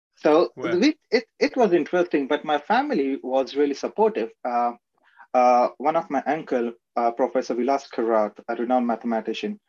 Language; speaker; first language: English; non-native, local second language; Marathi